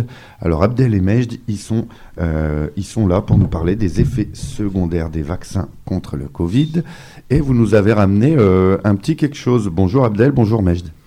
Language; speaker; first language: French; native; French